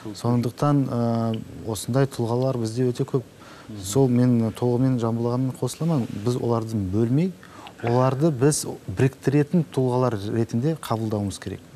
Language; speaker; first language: Kazakh; non-native, local second language; Uzbek